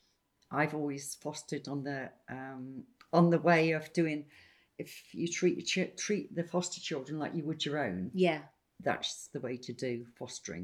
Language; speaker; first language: English; native; English